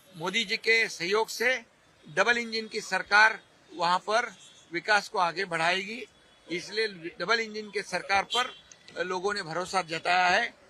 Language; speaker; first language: Hindi; non-native, local second language; Marathi